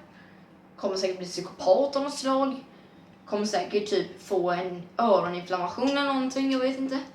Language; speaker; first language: Swedish; native; Swedish